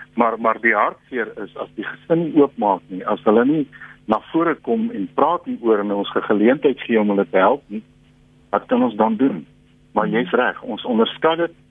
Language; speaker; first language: Afrikaans; native; Afrikaans